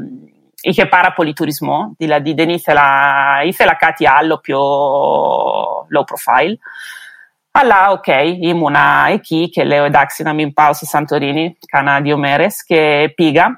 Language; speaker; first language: Greek; non-native, fluent; Italian